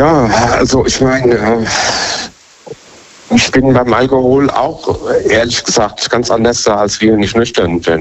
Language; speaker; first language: German; native; German